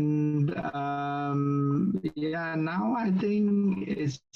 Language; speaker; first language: English; non-native, local second language; Indonesian